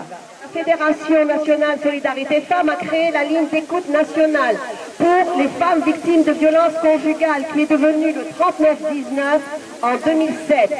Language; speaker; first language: French; native; French